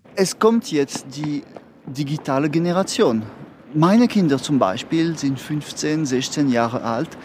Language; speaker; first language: German; non-native, local second language; French